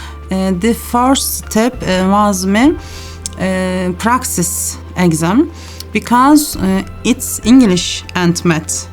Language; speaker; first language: English; non-native, learner; Turkish